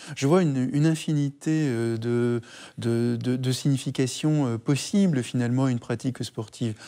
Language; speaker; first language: French; native; French